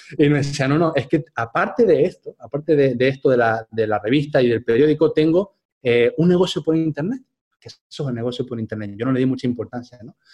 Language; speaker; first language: Spanish; native; Spanish